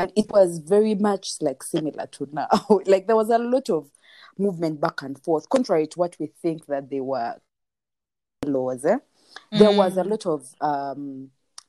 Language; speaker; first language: English; non-native, local second language; Nyankole